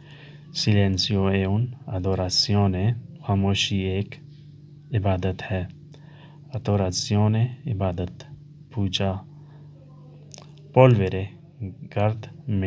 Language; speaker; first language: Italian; non-native, learner; Urdu